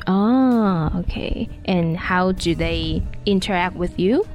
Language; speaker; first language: English; non-native, fluent; Chinese